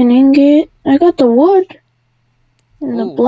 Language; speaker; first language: English; native; English